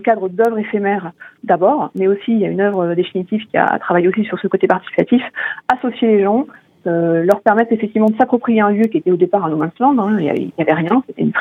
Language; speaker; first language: French; native; French